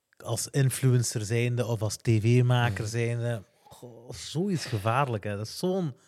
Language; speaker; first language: Dutch; native; Dutch